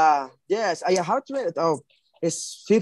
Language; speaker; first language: English; non-native, learner; Spanish